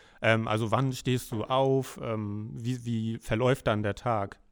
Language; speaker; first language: German; native; German